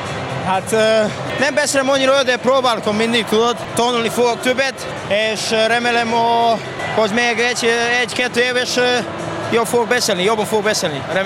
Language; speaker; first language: Hungarian; non-native, learner; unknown